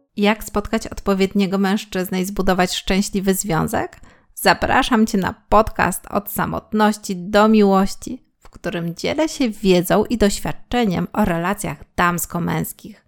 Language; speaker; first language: Polish; native; Polish